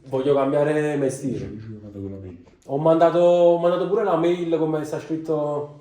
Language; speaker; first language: Italian; native; Italian